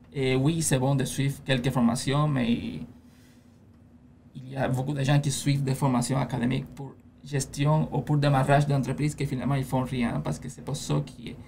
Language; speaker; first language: French; non-native, fluent; Spanish